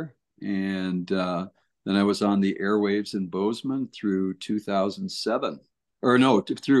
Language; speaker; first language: English; native; English